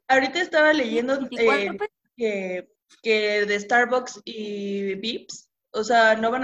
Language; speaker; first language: Spanish; native; Spanish